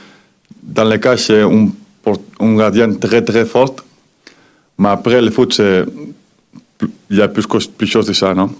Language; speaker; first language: French; non-native, fluent; Spanish